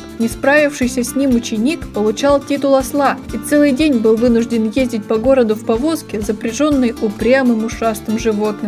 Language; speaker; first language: Russian; native; Russian